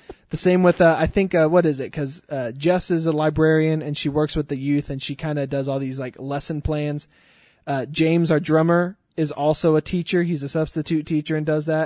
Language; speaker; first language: English; early bilingual, other home language; Spanish